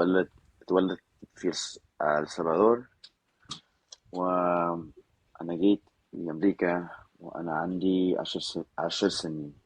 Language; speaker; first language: Arabic; non-native, learner; Spanish